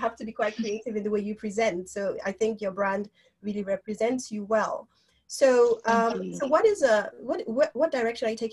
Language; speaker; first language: English; non-native, local second language; Yoruba